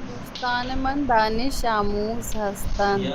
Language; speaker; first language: Persian; non-native, learner; Urdu